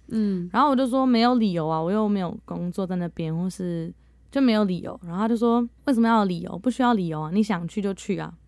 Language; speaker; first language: Chinese; early bilingual, heritage; Chinese